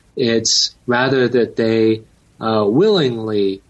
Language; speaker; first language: English; native; English